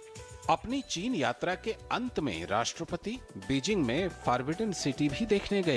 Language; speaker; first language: Hindi; native; Hindi